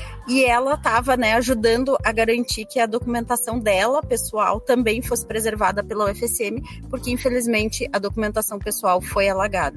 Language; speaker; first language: Portuguese; native; Portuguese